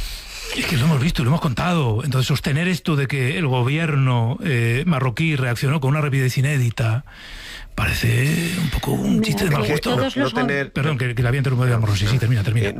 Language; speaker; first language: Spanish; native; Spanish